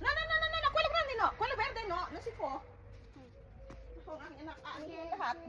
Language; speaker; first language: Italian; non-native, learner; Filipino